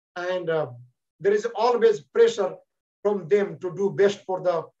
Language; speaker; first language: English; non-native, local second language; Nepali